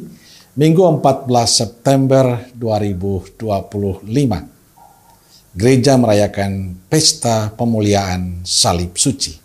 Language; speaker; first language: Indonesian; native; Indonesian